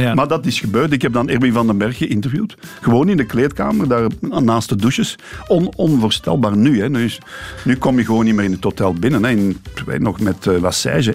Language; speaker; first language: Dutch; native; Dutch